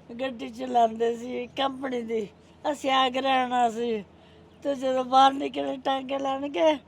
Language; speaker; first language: Punjabi; non-native, local second language; Hindi